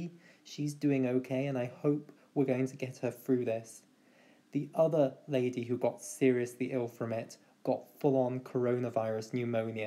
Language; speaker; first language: English; native; English